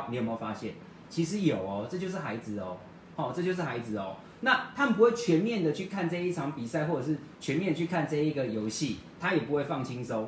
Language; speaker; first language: Chinese; native; Chinese